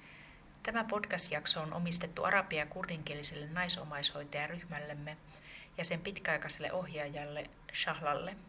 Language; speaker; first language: Finnish; native; Finnish